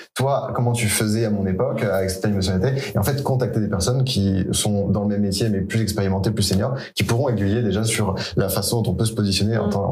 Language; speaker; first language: French; native; French